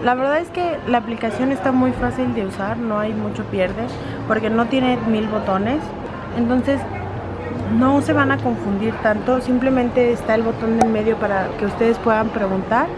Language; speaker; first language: Spanish; native; Spanish